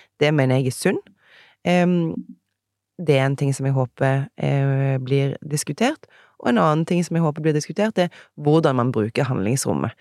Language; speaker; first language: Norwegian; native; Norwegian